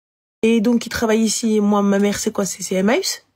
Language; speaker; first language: French; native; French